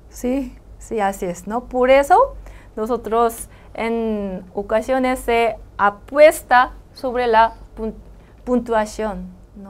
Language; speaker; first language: Spanish; non-native, learner; Korean